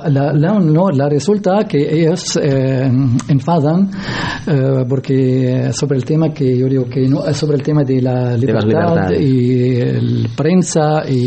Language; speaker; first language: Spanish; non-native, learner; Arabic